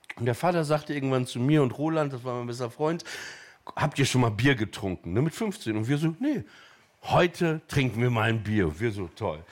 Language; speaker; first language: German; native; German